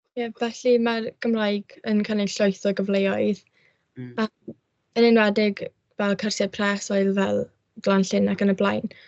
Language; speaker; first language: Welsh; non-native, local second language; English